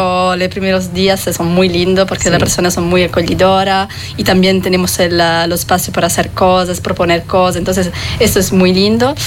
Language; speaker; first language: Spanish; non-native, fluent; French